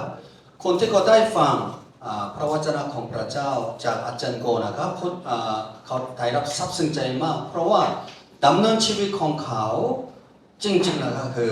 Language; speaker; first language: Thai; non-native, fluent; Korean